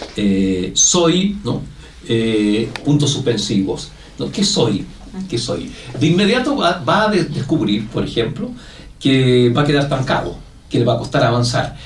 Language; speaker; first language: Spanish; native; Spanish